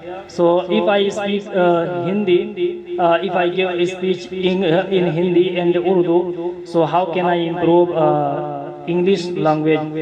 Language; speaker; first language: English; non-native, learner; Urdu